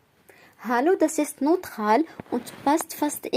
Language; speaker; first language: German; non-native, fluent; Arabic